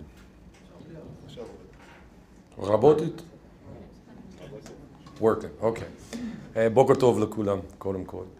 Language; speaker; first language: Hebrew; non-native, fluent; English